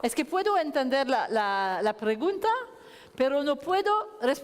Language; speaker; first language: Spanish; non-native, learner; French